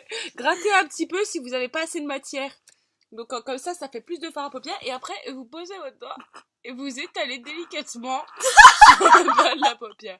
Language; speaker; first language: French; native; French